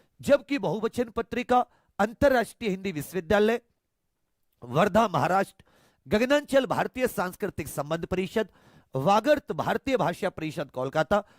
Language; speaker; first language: Hindi; native; Hindi